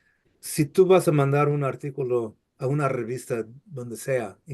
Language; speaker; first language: Spanish; non-native, fluent; English